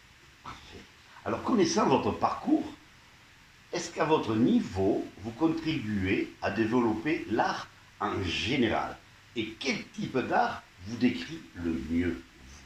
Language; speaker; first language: French; native; French